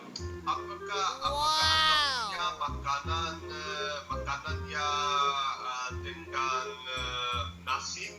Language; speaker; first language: Indonesian; non-native, learner; English